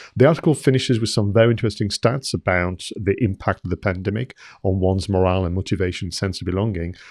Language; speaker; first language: English; non-native, fluent; French